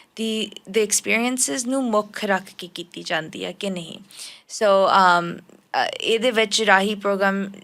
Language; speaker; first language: Punjabi; early bilingual, heritage; Punjabi